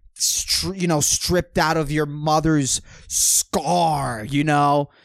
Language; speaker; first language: English; native; English